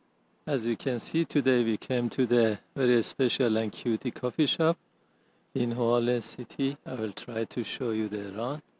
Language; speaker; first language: English; non-native, learner; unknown